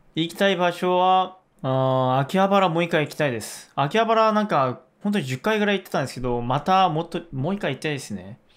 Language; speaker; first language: Japanese; non-native, fluent; Korean